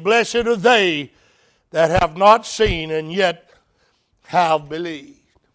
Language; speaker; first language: English; native; English